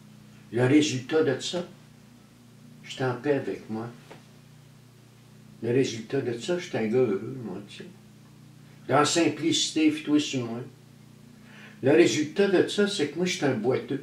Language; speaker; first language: French; native; French